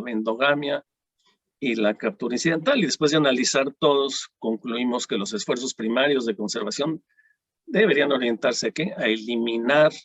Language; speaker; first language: Spanish; native; Spanish